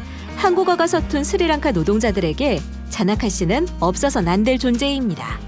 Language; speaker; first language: Korean; native; Korean